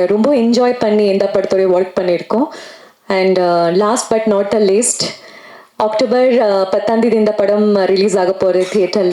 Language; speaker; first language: Tamil; non-native, fluent; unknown